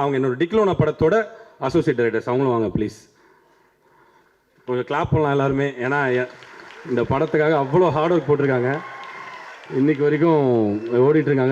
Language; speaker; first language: Tamil; native; Tamil